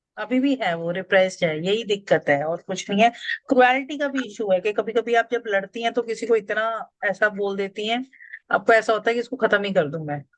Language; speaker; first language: Hindi; native; Hindi